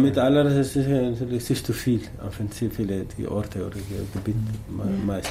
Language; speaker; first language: German; non-native, learner; Tamasheq